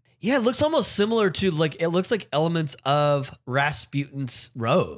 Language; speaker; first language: English; native; English